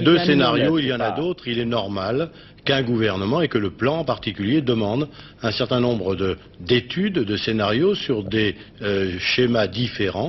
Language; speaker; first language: French; native; French